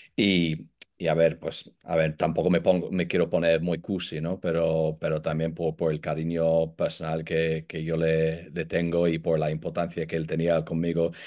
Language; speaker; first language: Spanish; non-native, fluent; English